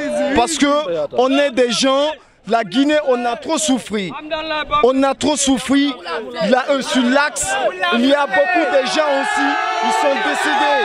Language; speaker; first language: French; non-native, local second language; Fula